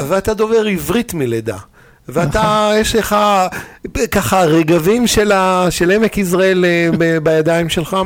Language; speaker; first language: Hebrew; native; Hebrew